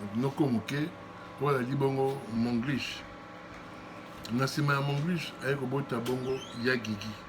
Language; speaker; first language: Lingala; native; Lingala